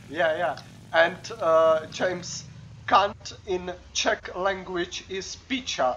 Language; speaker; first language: English; non-native, learner; Czech